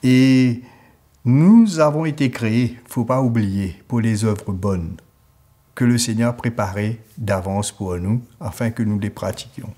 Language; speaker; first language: French; native; French